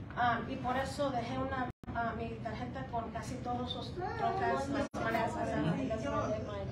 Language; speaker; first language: Spanish; early bilingual, heritage; Spanish